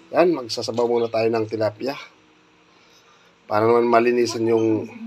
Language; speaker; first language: Filipino; non-native, local second language; Bikol